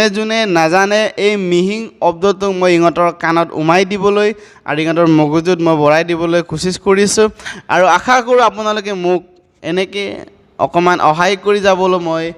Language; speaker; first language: Assamese; non-native, local second language; Mising